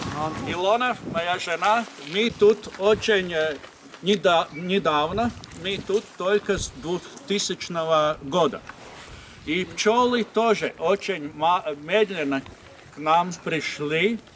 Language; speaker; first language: Russian; non-native, learner; Latvian